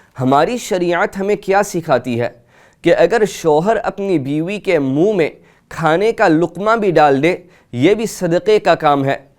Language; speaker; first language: Urdu; early bilingual, heritage; Urdu